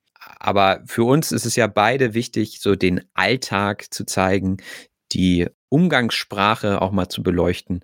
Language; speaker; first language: German; native; German